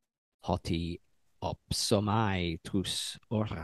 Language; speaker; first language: Greek; non-native, learner; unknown